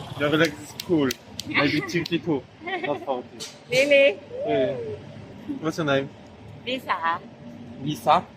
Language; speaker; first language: English; non-native, learner; Polish